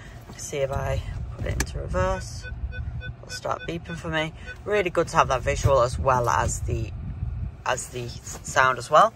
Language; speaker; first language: English; native; English